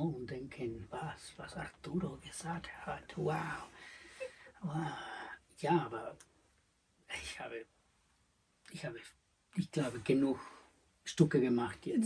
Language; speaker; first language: German; non-native, learner; Spanish